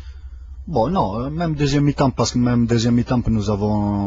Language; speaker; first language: French; non-native, fluent; Italian